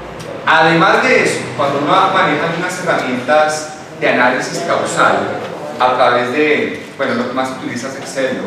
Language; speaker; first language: Spanish; native; Spanish